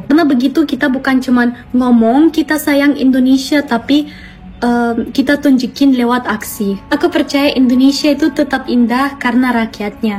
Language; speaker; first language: Indonesian; non-native, fluent; German